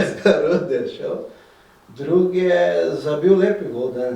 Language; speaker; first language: Slovenian; non-native, fluent; Portuguese